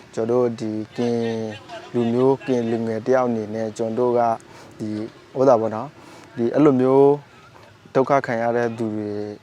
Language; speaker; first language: Burmese; non-native, local second language; S'gaw Karen